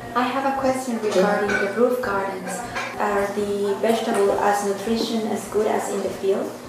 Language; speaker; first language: English; non-native, fluent; Spanish